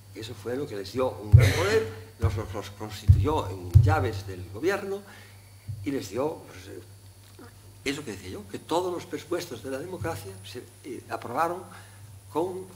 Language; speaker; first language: Spanish; native; Spanish